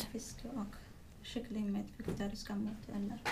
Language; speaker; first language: Swedish; non-native, learner; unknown